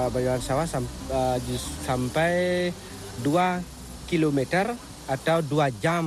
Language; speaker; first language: Indonesian; non-native, local second language; Balinese